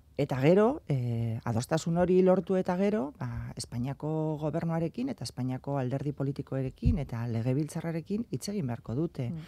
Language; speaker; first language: Basque; non-native, local second language; Spanish